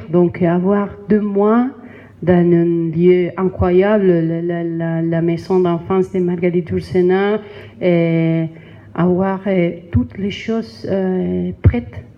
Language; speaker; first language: French; non-native, learner; Spanish